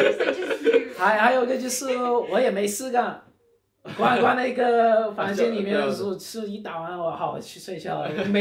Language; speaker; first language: Chinese; early bilingual, heritage; Chinese